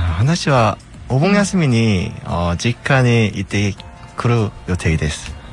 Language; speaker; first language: Japanese; non-native, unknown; Korean